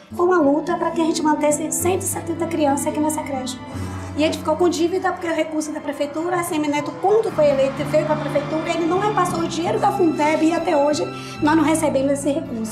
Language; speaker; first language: Portuguese; native; Portuguese